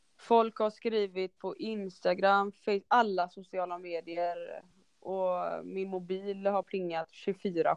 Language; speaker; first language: Swedish; early bilingual, other home language; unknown